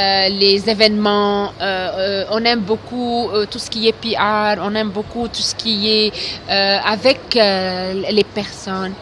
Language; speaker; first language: French; non-native, local second language; Arabic